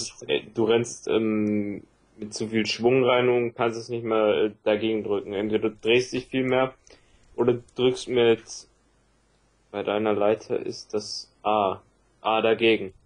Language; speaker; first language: German; native; German